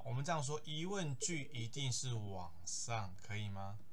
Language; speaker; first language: Chinese; native; Chinese